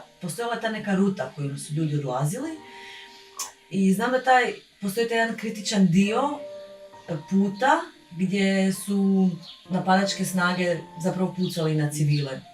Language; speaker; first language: Bosnian; native; Bosnian